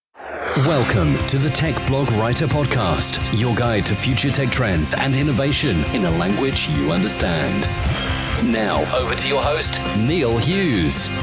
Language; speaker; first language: English; native; English